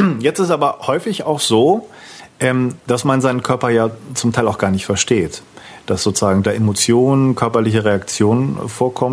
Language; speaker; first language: German; native; German